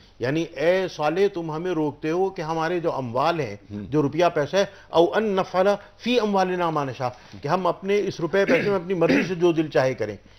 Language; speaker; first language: Urdu; native; Urdu